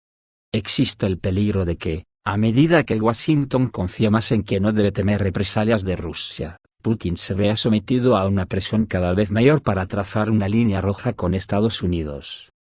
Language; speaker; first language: Spanish; native; Spanish